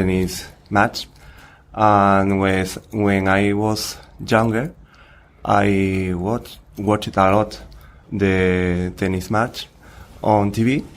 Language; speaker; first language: English; non-native, learner; Spanish